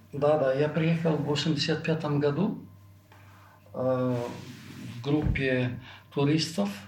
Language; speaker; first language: Russian; non-native, fluent; Italian